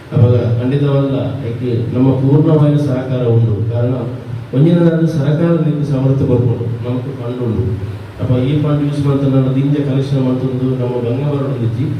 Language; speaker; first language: Kannada; non-native, local second language; Tulu